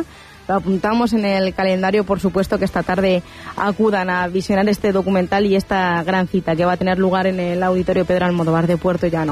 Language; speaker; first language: Spanish; native; Spanish